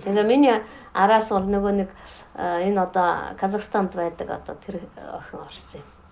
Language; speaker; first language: Mongolian; non-native, fluent; Russian